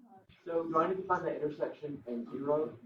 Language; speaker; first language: English; native; English